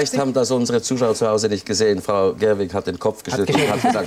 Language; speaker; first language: German; native; German